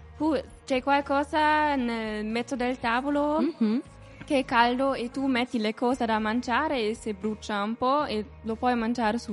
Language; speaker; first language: Italian; non-native, learner; German